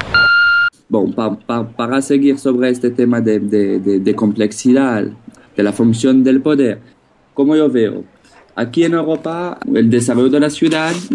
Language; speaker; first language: Spanish; non-native, fluent; French